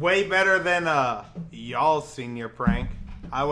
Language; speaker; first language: English; native; English